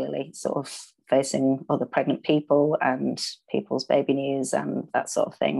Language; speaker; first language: English; native; English